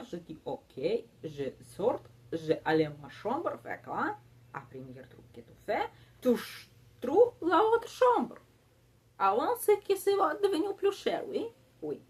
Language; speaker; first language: French; non-native, learner; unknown